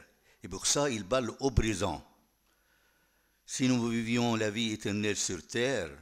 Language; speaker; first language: French; non-native, fluent; Arabic